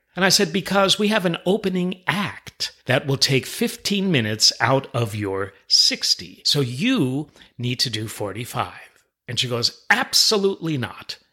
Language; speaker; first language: English; native; English